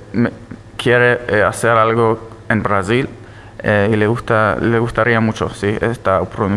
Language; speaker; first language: Spanish; early bilingual, heritage; Spanish